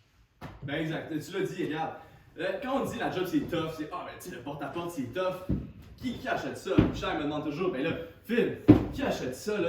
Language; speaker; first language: French; native; French